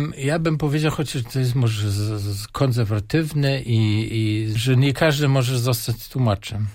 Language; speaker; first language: Polish; non-native, fluent; German